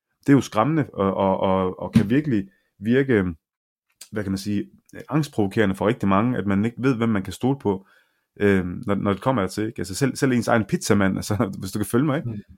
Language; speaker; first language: Danish; early bilingual, other home language; Arabic